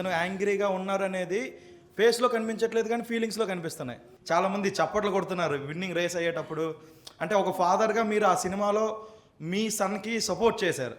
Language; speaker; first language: Telugu; native; Telugu